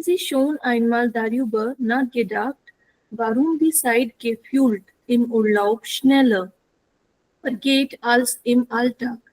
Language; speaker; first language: German; non-native, learner; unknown